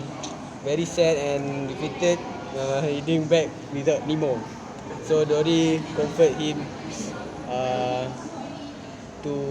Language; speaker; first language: English; non-native, learner; Malay